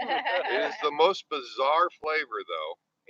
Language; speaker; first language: English; native; English